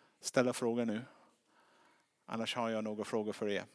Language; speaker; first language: Swedish; non-native, fluent; English